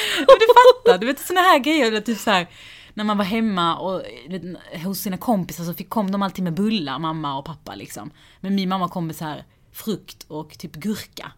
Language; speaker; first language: Swedish; early bilingual, other home language; Persian